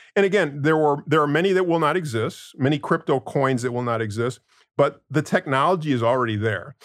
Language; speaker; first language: English; non-native, fluent; Spanish